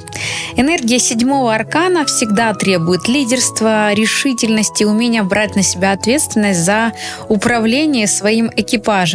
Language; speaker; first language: Russian; native; Russian